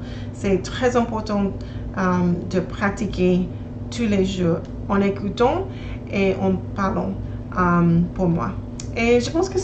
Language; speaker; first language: French; non-native, learner; English